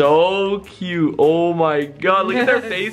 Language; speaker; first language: English; native; English